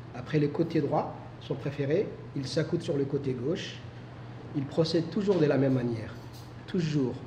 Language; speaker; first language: French; non-native, local second language; Somali